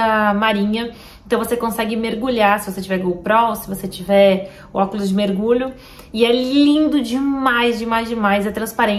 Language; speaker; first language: Portuguese; native; Portuguese